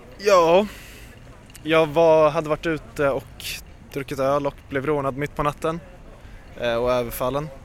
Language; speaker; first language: Swedish; native; Swedish